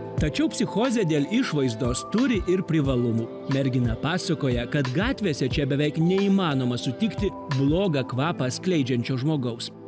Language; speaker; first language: Lithuanian; native; Lithuanian